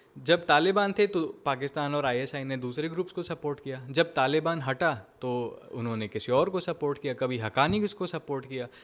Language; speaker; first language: Hindi; native; Hindi